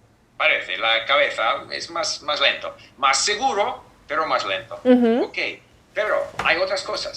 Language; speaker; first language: Spanish; non-native, fluent; English